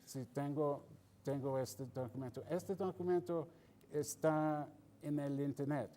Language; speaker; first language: Spanish; non-native, fluent; English